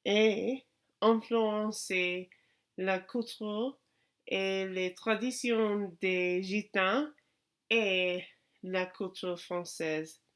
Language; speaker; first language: French; non-native, learner; English